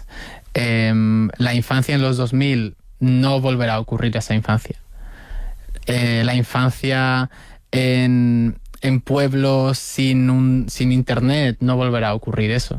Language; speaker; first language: Spanish; native; Spanish